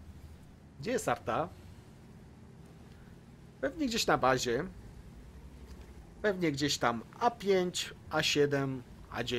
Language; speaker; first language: Polish; native; Polish